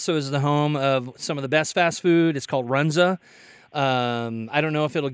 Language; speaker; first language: English; native; English